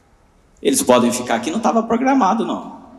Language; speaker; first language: Portuguese; native; Portuguese